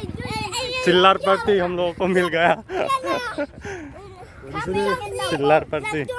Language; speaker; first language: Hindi; non-native, local second language; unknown